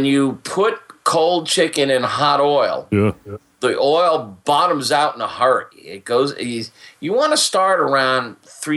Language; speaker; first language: English; native; English